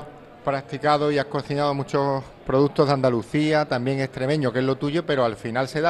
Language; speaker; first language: Spanish; native; Spanish